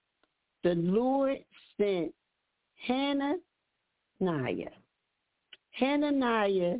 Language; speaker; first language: English; native; English